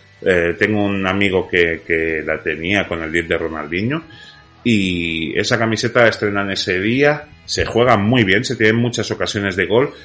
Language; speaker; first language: Spanish; native; Spanish